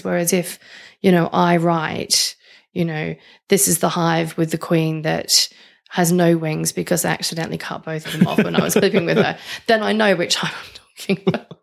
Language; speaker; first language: English; native; English